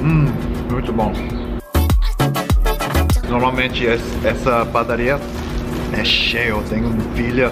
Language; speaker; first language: Portuguese; non-native, learner; Korean